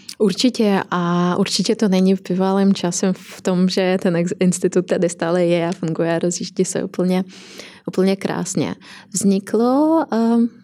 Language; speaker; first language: Czech; non-native, fluent; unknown